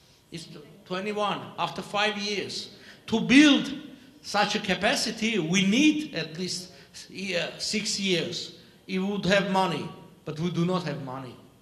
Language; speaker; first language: English; non-native, fluent; Armenian